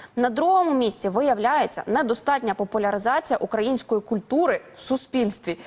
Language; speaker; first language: Ukrainian; native; Ukrainian